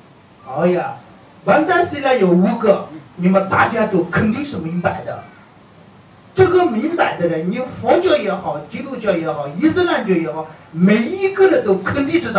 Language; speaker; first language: Chinese; non-native, fluent; Tibetan